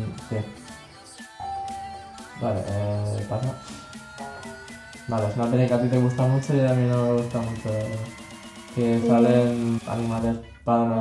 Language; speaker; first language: Spanish; native; Spanish